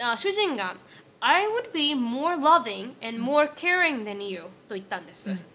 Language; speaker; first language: Japanese; native; Japanese